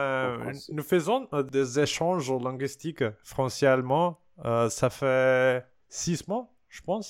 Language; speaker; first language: French; non-native, learner; Portuguese